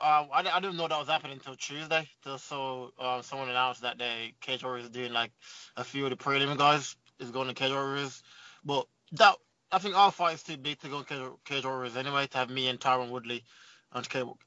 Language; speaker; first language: English; native; English